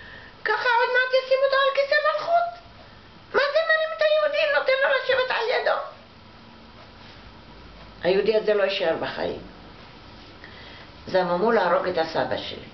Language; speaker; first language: Hebrew; non-native, fluent; Arabic